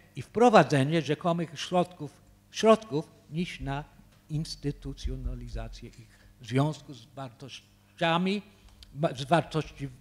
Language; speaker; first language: Polish; early bilingual, heritage; Polish